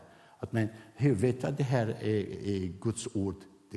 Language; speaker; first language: Swedish; non-native, fluent; Arabic